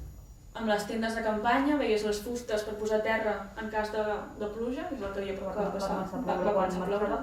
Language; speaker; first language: Catalan; native; Catalan